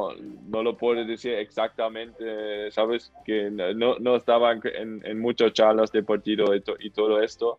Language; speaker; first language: Spanish; non-native, fluent; German